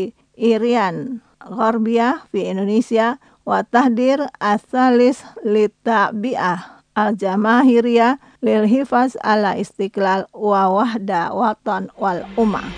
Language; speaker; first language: Arabic; non-native, learner; Indonesian